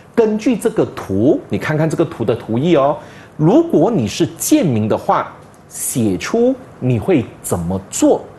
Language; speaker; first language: Chinese; native; Chinese